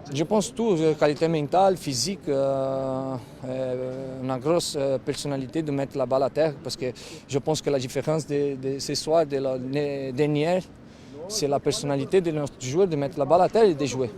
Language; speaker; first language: French; non-native, fluent; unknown